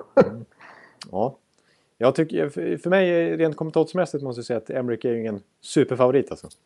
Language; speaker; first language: Swedish; native; Swedish